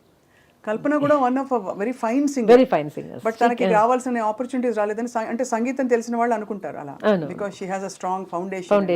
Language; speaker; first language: Telugu; native; Telugu